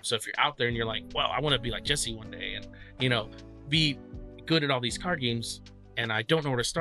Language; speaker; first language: English; native; English